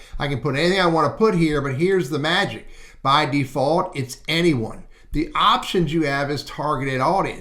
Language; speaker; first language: English; native; English